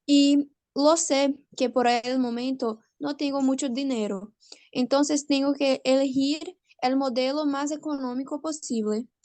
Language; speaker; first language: Spanish; non-native, learner; Portuguese